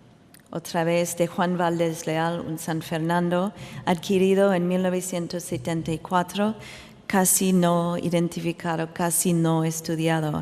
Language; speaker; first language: Spanish; non-native, fluent; English